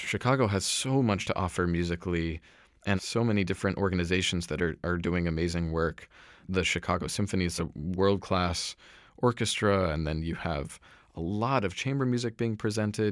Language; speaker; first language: English; native; English